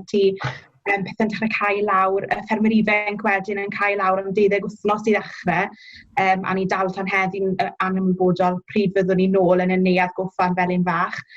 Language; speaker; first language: Welsh; native; Welsh